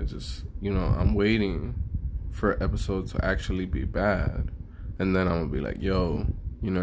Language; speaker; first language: English; native; English